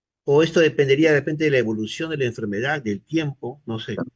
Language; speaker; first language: Spanish; native; Spanish